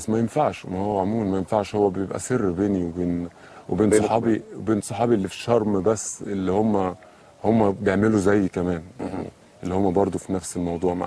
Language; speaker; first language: Arabic; native; Arabic